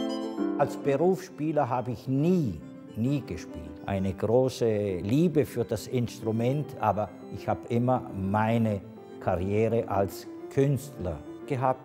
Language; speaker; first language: German; non-native, fluent; Italian